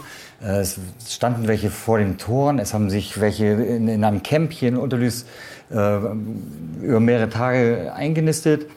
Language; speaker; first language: German; native; German